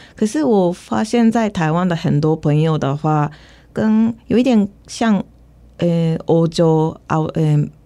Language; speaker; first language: Chinese; non-native, fluent; Japanese